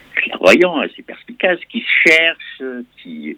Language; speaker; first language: French; non-native, fluent; German